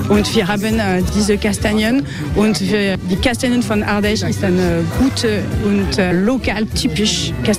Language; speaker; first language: German; non-native, learner; French